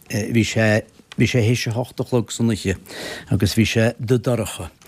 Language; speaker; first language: Irish; native; Irish